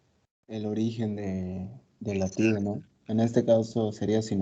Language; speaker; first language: Spanish; native; Spanish